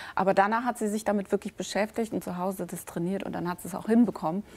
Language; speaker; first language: German; native; German